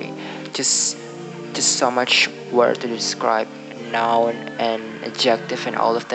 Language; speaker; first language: English; non-native, learner; Indonesian